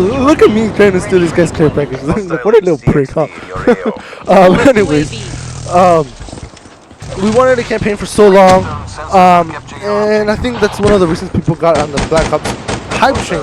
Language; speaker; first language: English; native; English